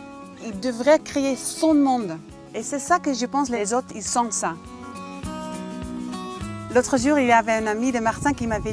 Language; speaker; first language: French; non-native, fluent; Dutch